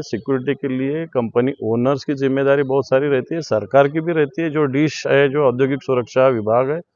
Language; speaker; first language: Hindi; non-native, local second language; Marathi